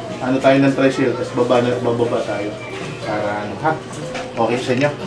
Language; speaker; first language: Filipino; non-native, local second language; Waray